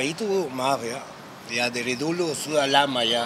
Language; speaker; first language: Indonesian; non-native, fluent; Spanish